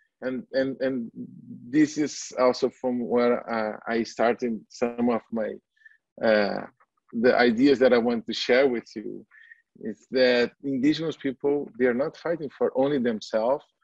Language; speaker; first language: English; non-native, fluent; Portuguese